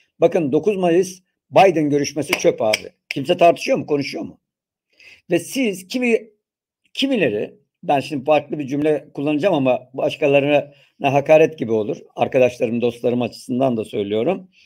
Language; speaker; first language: Turkish; native; Turkish